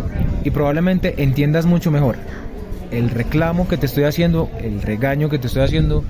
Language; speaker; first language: Spanish; native; Spanish